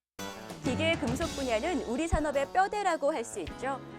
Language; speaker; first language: Korean; native; Korean